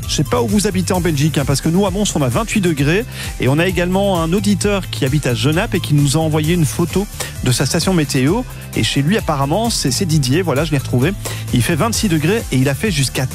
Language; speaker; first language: French; native; French